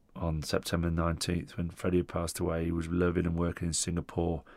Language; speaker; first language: English; non-native, local second language; Italian